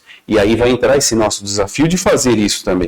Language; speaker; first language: Portuguese; native; Portuguese